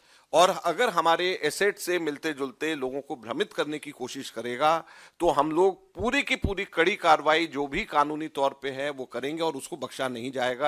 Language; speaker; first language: Hindi; native; Hindi